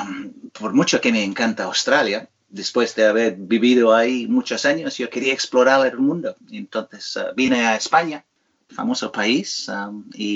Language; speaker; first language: Spanish; non-native, fluent; English